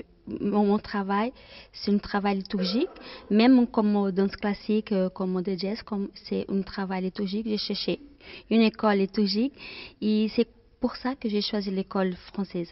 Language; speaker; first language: French; non-native, fluent; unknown